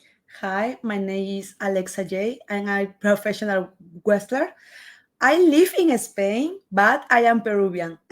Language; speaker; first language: English; non-native, learner; Spanish